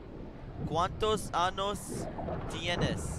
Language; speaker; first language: Spanish; non-native, learner; English